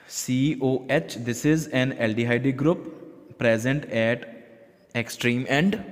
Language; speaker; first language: English; non-native, local second language; Punjabi